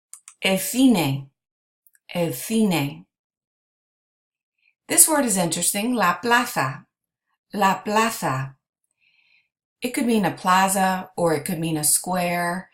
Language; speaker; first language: Spanish; non-native, fluent; English